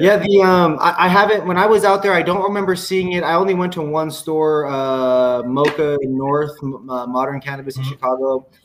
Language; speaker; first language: English; native; English